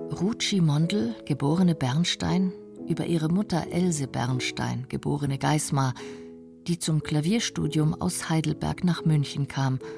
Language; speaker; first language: German; native; German